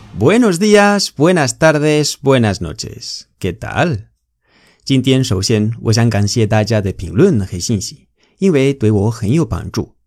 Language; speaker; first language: Chinese; non-native, fluent; Spanish